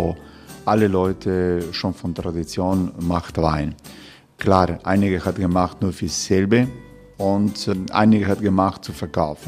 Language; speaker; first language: German; non-native, learner; Croatian